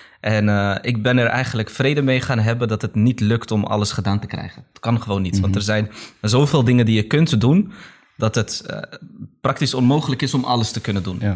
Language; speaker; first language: Dutch; early bilingual, other home language; Arabic